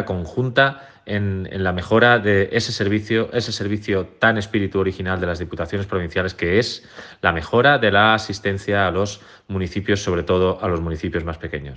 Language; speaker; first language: Spanish; native; Spanish